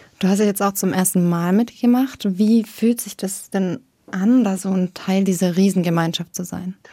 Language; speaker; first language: German; native; German